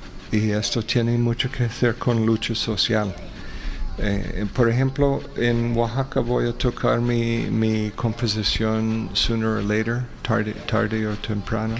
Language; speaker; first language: Spanish; non-native, fluent; English